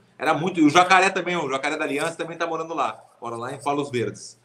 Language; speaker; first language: Portuguese; native; Portuguese